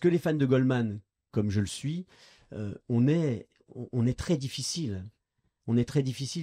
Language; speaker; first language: French; native; French